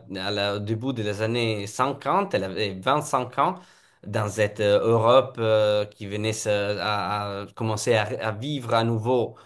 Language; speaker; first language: French; non-native, fluent; Italian